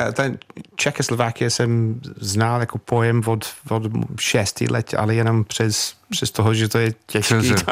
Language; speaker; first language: Czech; non-native, fluent; English